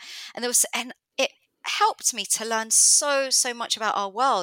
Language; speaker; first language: English; non-native, local second language; Greek